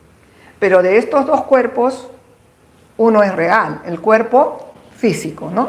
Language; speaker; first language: Spanish; native; Spanish